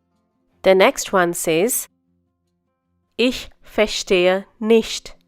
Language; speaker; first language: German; non-native, fluent; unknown